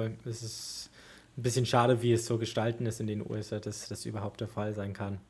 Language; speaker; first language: German; non-native, fluent; English